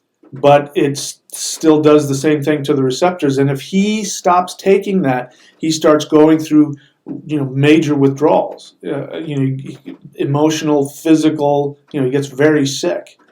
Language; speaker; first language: English; native; English